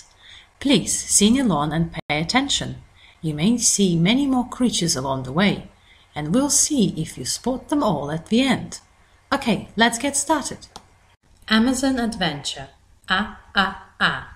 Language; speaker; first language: English; native; English